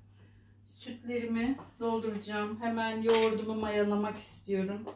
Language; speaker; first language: Turkish; native; Turkish